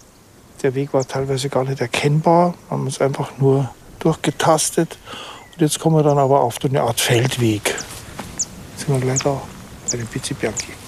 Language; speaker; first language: German; native; German